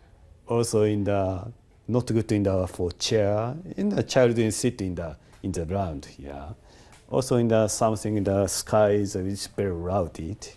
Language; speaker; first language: English; non-native, learner; Japanese